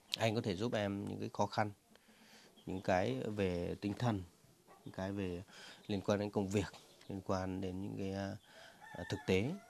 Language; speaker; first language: Vietnamese; non-native, local second language; Hmong